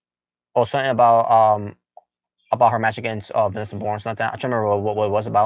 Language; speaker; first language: English; native; English